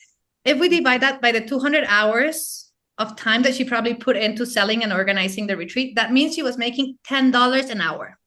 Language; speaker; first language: English; non-native, fluent; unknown